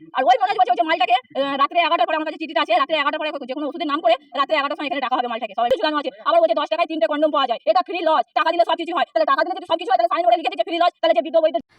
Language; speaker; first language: Bangla; non-native, local second language; Hindi